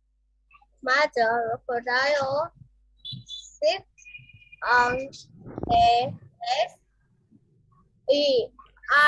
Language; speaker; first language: English; non-native, learner; Vietnamese